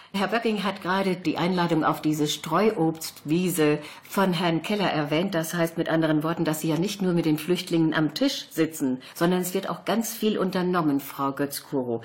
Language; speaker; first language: German; native; German